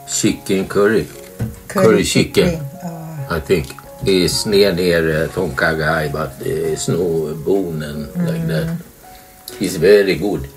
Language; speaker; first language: English; non-native, learner; Swedish